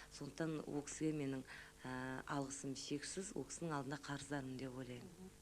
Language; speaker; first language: Kazakh; native; Kazakh